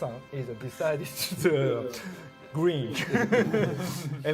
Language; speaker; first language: English; non-native, learner; Japanese